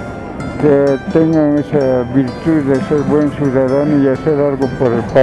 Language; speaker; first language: Spanish; non-native, local second language; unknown